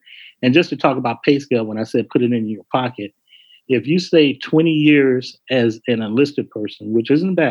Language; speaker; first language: English; native; English